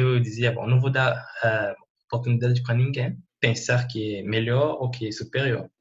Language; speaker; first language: Portuguese; non-native, fluent; French